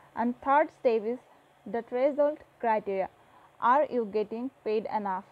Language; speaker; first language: English; non-native, local second language; Assamese